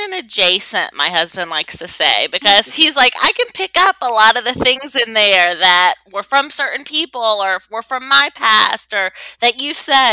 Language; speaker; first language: English; native; English